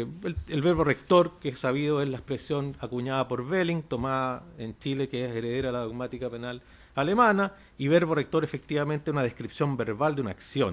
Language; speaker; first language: Spanish; native; Spanish